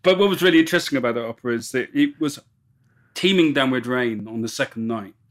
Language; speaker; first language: English; native; English